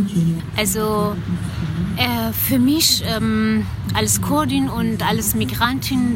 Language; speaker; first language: German; non-native, fluent; Kurdish